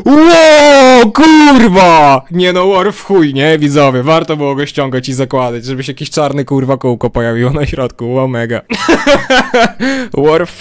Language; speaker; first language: Polish; native; Polish